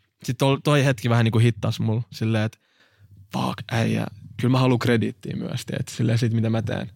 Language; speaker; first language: Finnish; early bilingual, other home language; Arabic